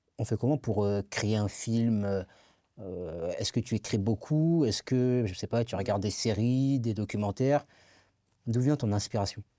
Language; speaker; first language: French; native; French